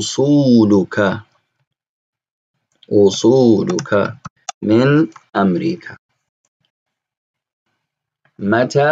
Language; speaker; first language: Arabic; non-native, fluent; English